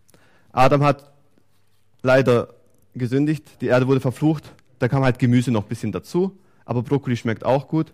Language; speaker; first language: German; native; German